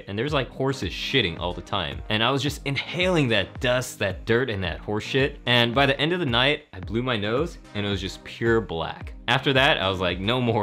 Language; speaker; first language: English; native; English